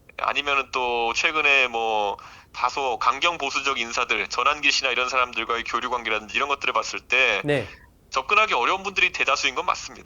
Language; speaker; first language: Korean; native; Korean